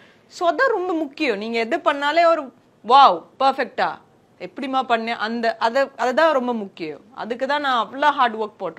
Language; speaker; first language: Tamil; non-native, learner; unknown